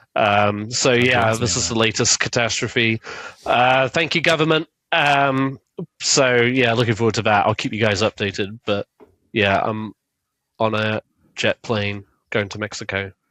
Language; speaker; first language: English; native; English